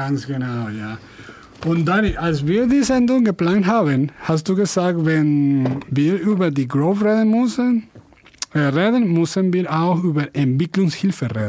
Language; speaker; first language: German; non-native, fluent; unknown